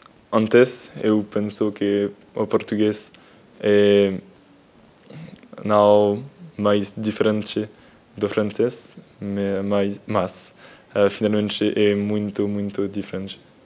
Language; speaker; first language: Portuguese; non-native, learner; French